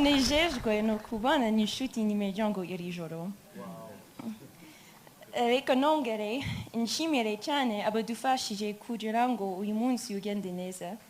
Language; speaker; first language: Kinyarwanda; non-native, learner; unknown